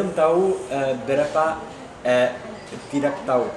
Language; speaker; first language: Indonesian; non-native, learner; English